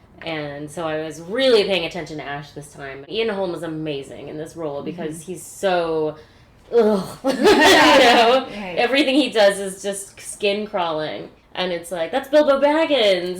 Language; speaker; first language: English; native; English